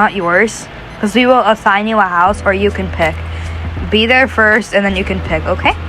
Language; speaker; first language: English; native; English